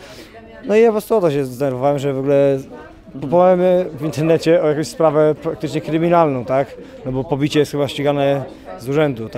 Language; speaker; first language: Polish; native; Polish